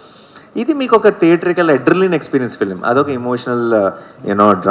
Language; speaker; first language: Telugu; native; Telugu